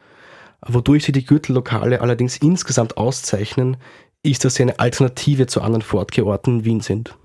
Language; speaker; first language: German; native; German